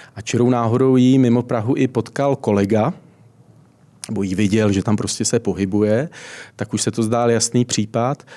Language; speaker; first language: Czech; native; Czech